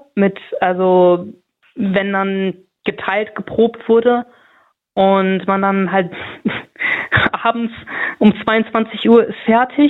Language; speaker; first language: German; native; German